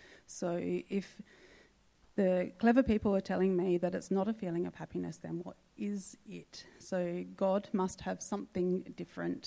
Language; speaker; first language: English; native; English